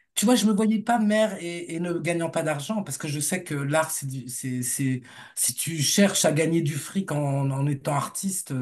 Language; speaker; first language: French; native; French